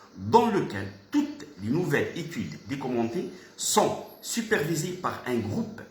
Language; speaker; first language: French; non-native, local second language; Arabic